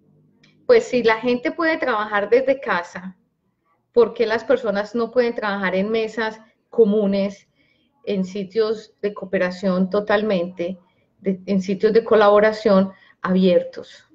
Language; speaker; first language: Spanish; native; Spanish